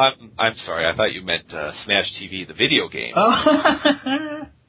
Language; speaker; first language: English; native; English